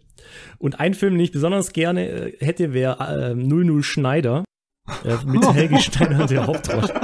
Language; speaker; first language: German; native; German